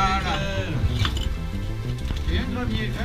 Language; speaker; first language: French; native; French